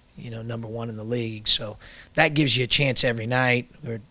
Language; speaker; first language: English; native; English